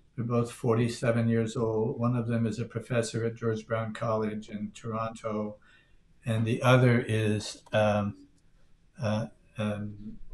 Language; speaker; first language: English; native; English